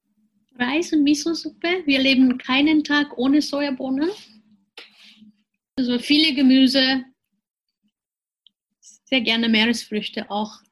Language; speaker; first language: German; non-native, fluent; Japanese